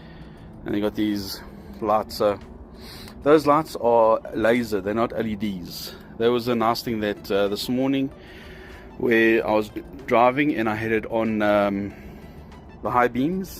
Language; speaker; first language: English; native; English